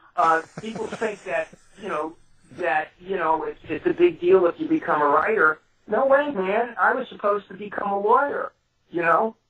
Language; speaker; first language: English; native; English